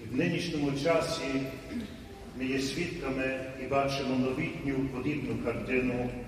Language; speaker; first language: Ukrainian; early bilingual, heritage; Ukrainian